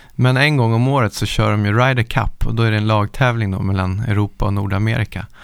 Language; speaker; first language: Swedish; native; Swedish